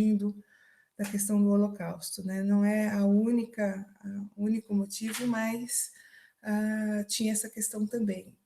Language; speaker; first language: Portuguese; native; Portuguese